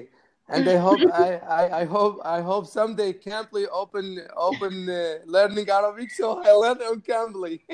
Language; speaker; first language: English; non-native, learner; Arabic